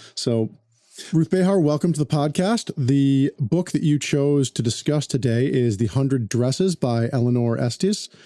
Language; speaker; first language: English; native; English